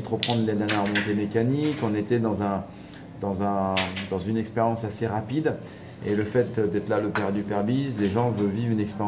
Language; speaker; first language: French; native; French